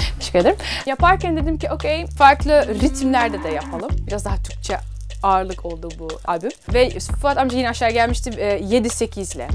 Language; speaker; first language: Turkish; early bilingual, heritage; Turkish